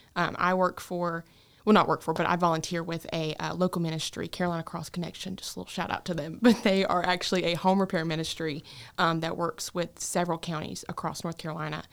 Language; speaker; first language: English; native; English